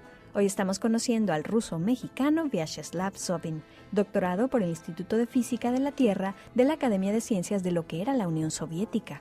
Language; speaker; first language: Spanish; native; Spanish